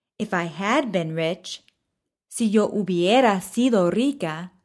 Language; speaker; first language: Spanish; non-native, fluent; English